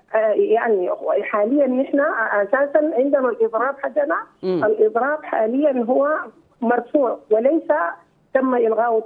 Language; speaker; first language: Arabic; native; Arabic